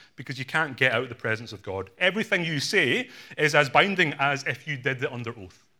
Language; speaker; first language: English; native; English